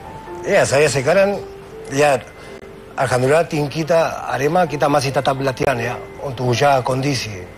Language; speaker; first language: Indonesian; non-native, fluent; Spanish